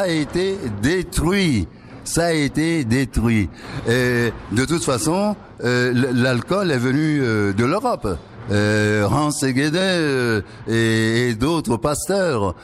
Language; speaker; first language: French; non-native, local second language; Ewe